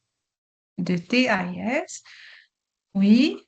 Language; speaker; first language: French; non-native, local second language; Arabic